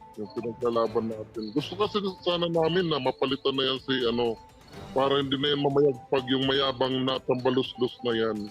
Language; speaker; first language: Filipino; non-native, local second language; Waray